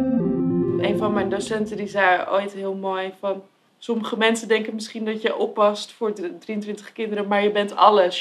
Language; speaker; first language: Dutch; native; Dutch